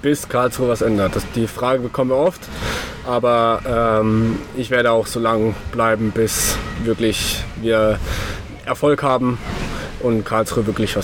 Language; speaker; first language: German; native; German